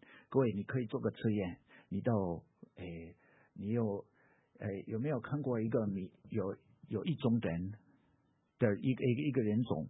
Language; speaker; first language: Chinese; non-native, fluent; English